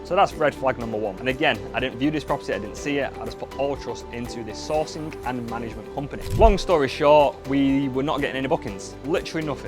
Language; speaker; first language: English; native; English